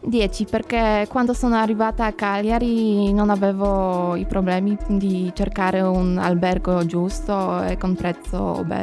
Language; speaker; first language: Italian; non-native, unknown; Polish